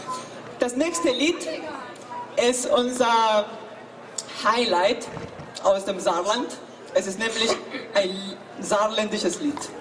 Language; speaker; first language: German; non-native, fluent; Spanish